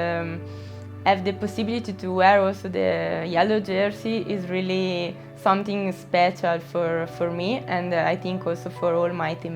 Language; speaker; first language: English; non-native, fluent; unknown